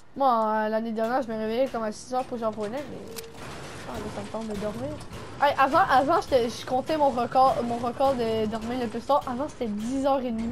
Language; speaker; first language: French; native; French